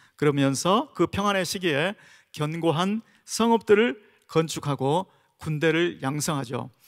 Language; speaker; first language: Korean; native; Korean